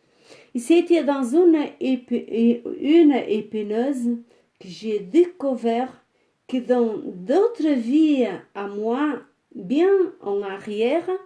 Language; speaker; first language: French; non-native, fluent; Portuguese